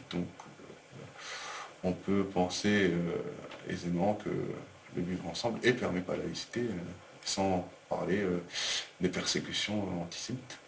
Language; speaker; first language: French; native; French